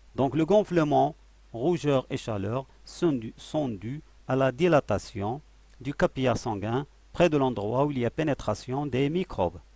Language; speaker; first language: French; non-native, local second language; Arabic